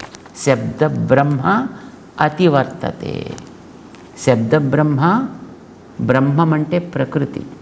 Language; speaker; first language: Telugu; native; Telugu